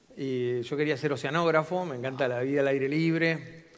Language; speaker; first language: Spanish; native; Spanish